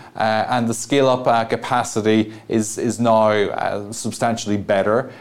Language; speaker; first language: English; native; English